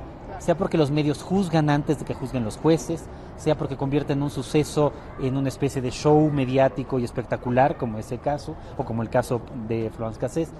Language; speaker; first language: Spanish; native; Spanish